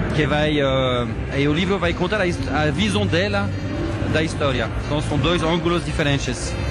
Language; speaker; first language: Portuguese; non-native, fluent; French